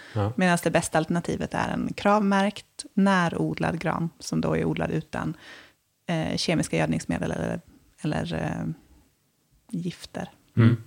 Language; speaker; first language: Swedish; native; Swedish